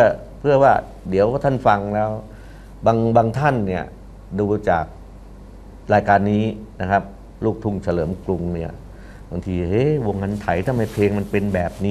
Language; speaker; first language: Thai; native; Thai